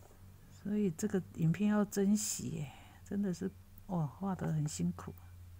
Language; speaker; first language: Chinese; native; Chinese